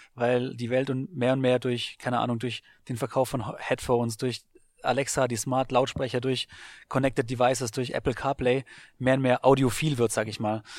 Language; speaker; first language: German; native; German